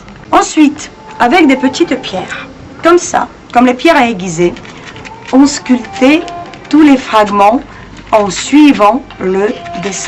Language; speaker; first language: French; non-native, fluent; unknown